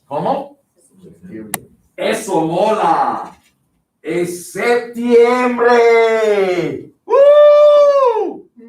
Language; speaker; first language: Spanish; non-native, fluent; English